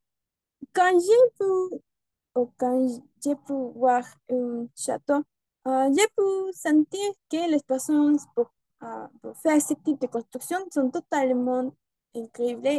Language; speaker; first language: French; non-native, learner; Spanish